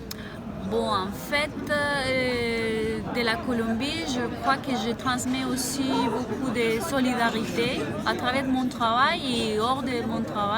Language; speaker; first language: French; non-native, fluent; Spanish